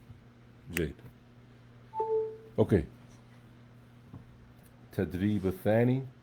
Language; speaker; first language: Arabic; non-native, fluent; English